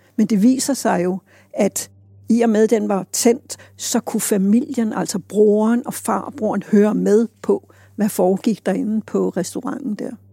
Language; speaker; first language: Danish; native; Danish